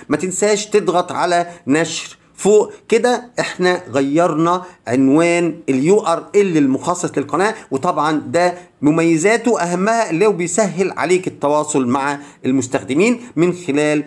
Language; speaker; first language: Arabic; native; Arabic